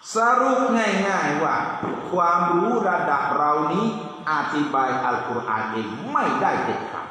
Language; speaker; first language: Thai; non-native, local second language; Pattani Malay